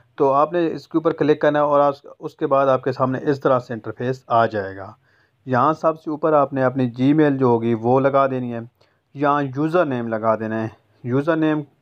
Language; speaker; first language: Urdu; non-native, local second language; Punjabi